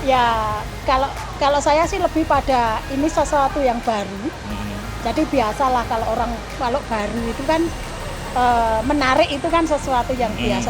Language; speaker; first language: Indonesian; native; Indonesian